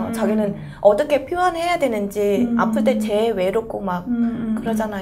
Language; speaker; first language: Korean; non-native, fluent; Vietnamese